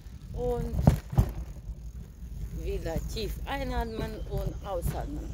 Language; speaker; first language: German; non-native, fluent; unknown